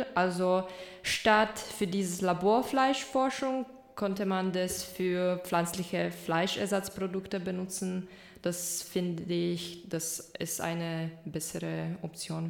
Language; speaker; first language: German; non-native, fluent; Czech